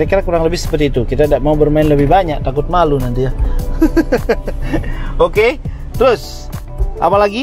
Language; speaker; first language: Indonesian; native; Indonesian